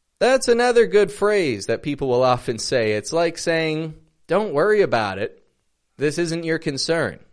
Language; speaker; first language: English; native; English